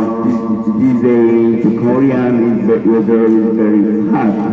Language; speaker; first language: English; non-native, learner; Korean